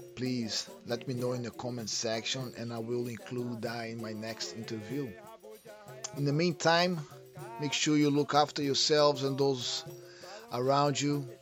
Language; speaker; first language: English; non-native, fluent; Portuguese